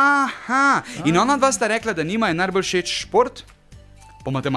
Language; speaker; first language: Slovenian; native; Slovenian